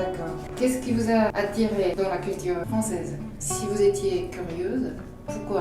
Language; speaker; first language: French; non-native, fluent; Korean